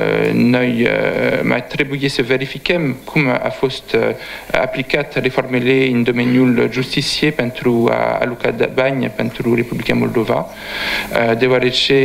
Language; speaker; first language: Romanian; non-native, learner; French